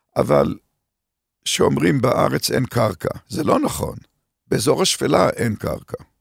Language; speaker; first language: Hebrew; native; Hebrew